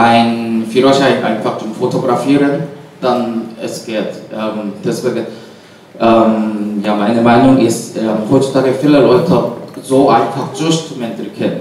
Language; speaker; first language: German; non-native, learner; Korean